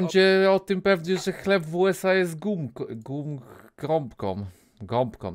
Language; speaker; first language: Polish; native; Polish